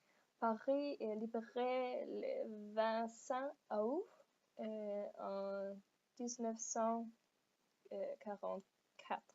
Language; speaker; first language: French; non-native, learner; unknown